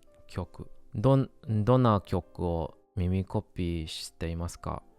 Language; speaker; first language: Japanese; non-native, learner; English